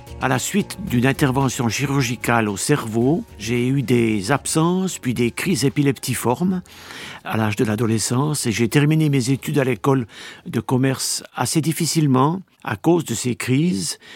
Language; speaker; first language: French; native; French